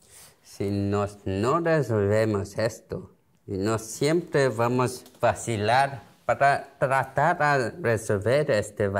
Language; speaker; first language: Spanish; non-native, learner; Korean